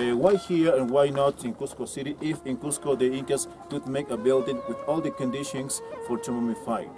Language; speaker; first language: English; non-native, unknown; Spanish